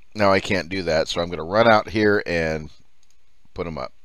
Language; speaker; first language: English; early bilingual, other home language; Finnish